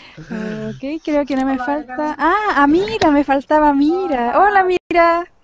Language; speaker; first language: Spanish; native; Spanish